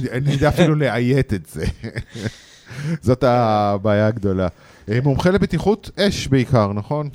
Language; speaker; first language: Hebrew; native; Hebrew